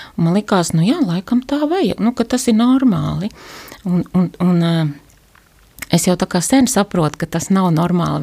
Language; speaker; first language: Latvian; native; Latvian